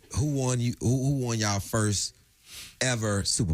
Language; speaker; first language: English; native; English